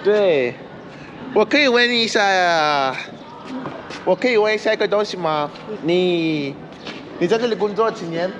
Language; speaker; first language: Chinese; non-native, learner; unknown